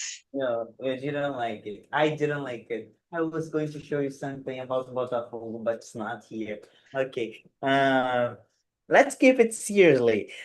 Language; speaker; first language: English; non-native, fluent; Portuguese